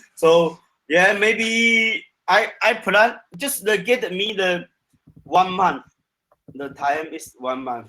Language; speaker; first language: English; non-native, learner; Chinese